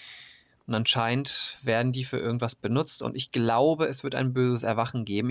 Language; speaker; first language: German; native; German